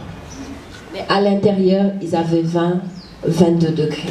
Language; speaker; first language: French; non-native, local second language; Wolof